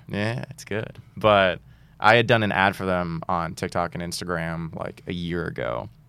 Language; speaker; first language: English; native; English